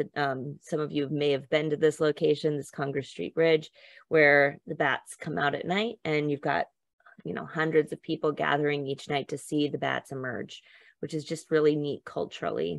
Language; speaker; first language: English; native; English